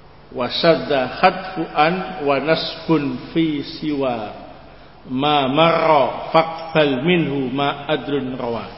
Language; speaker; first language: Arabic; non-native, learner; Indonesian